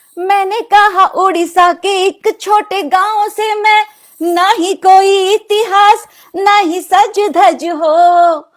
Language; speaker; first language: Hindi; non-native, local second language; Odia